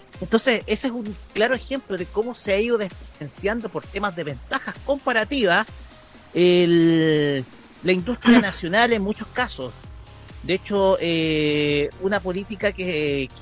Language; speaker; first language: Spanish; native; Spanish